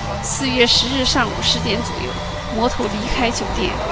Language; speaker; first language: Chinese; native; Chinese